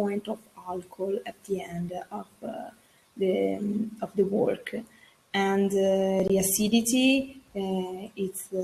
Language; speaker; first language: English; non-native, learner; Italian